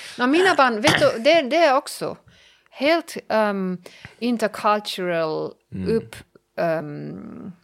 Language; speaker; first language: Swedish; non-native, learner; German